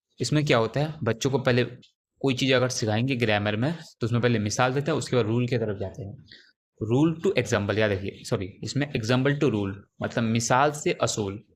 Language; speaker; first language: Urdu; native; Urdu